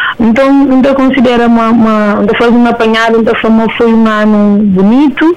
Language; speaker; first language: Portuguese; non-native, local second language; Kabuverdianu